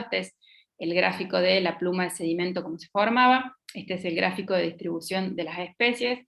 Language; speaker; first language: Spanish; native; Spanish